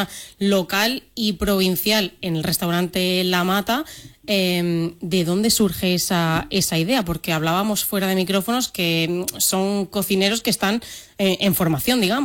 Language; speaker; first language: Spanish; native; Spanish